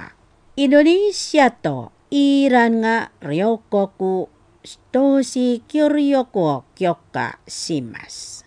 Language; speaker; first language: Japanese; non-native, fluent; Indonesian